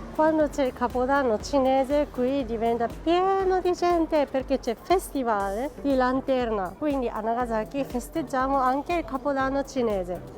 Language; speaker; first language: Italian; non-native, fluent; Japanese